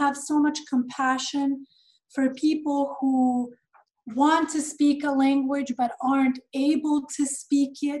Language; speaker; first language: English; non-native, fluent; Serbian